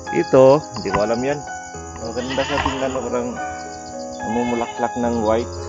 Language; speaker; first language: Filipino; non-native, local second language; Cebuano